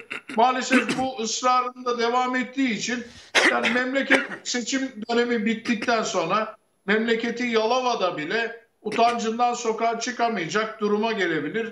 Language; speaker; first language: Turkish; native; Turkish